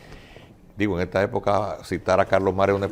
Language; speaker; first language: Spanish; native; Spanish